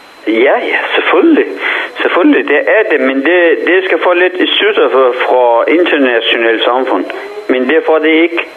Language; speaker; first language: Danish; non-native, fluent; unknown